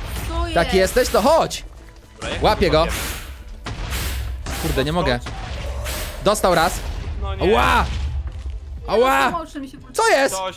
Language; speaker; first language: Polish; native; Polish